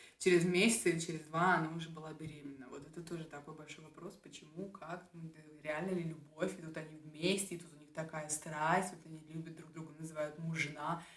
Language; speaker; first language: Russian; native; Russian